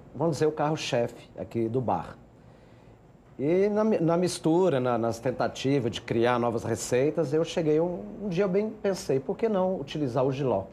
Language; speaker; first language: Portuguese; native; Portuguese